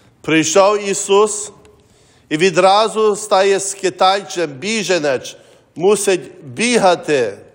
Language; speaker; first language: Ukrainian; early bilingual, heritage; Ukrainian